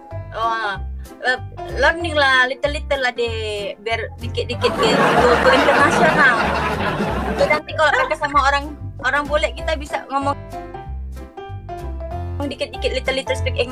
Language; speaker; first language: Indonesian; native; Indonesian